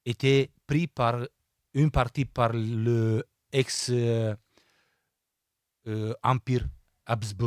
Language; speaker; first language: French; non-native, fluent; Romanian